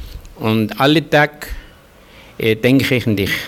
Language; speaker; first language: German; early bilingual, heritage; German